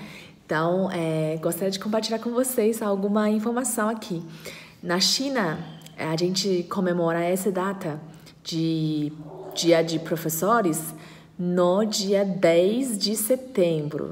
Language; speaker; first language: Portuguese; non-native, fluent; Chinese